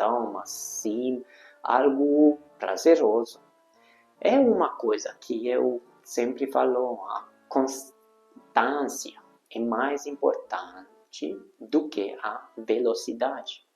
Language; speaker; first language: Portuguese; non-native, fluent; Hungarian